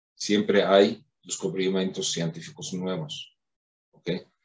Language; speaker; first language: Spanish; non-native, fluent; Arabic